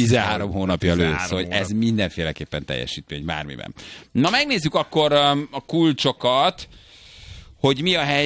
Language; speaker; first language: Hungarian; native; Hungarian